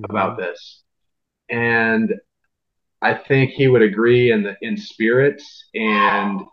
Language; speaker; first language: English; native; English